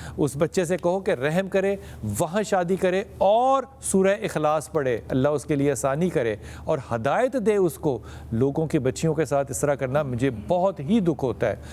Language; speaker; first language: Urdu; native; Urdu